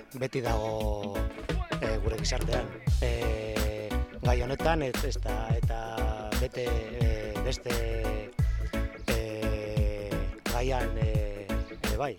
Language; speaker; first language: Basque; non-native, learner; Spanish